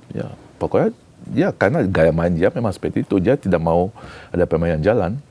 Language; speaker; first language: Indonesian; non-native, fluent; French